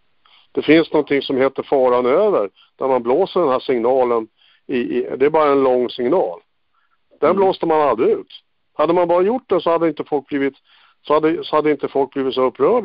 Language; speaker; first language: Swedish; native; Swedish